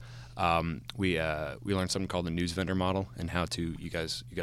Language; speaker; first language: English; native; English